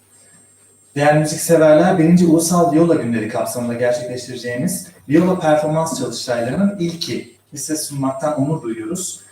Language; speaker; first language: Turkish; native; Turkish